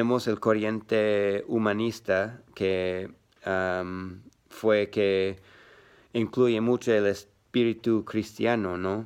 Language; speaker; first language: Spanish; non-native, learner; English